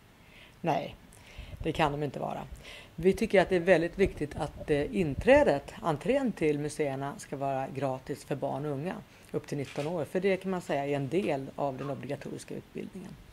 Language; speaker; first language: Swedish; native; Swedish